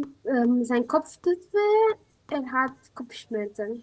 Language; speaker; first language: German; non-native, learner; Romanian